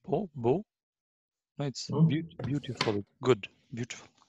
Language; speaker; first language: English; non-native, learner; Arabic